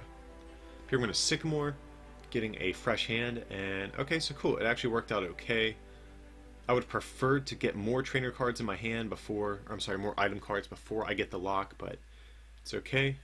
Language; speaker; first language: English; native; English